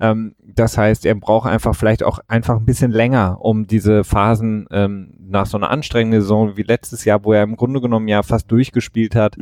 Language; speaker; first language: German; native; German